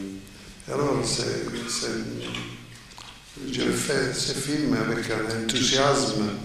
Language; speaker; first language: French; non-native, fluent; Italian